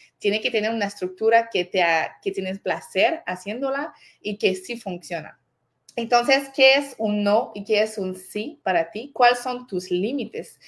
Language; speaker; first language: Spanish; non-native, fluent; French